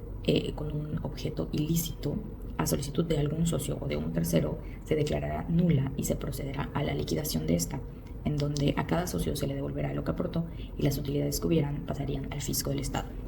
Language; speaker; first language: Spanish; native; Spanish